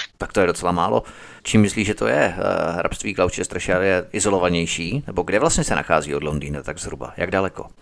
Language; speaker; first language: Czech; native; Czech